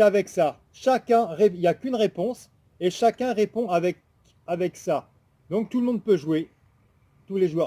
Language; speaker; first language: French; native; French